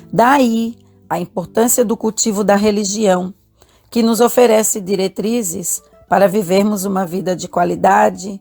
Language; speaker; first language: Portuguese; native; Portuguese